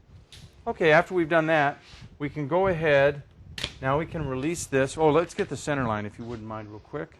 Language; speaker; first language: English; native; English